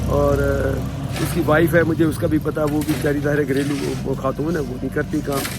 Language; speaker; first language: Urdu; non-native, local second language; Punjabi